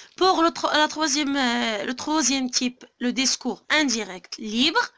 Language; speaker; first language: French; non-native, local second language; Arabic